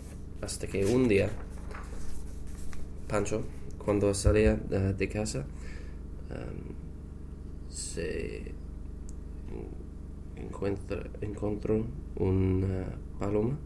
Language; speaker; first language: Spanish; non-native, learner; English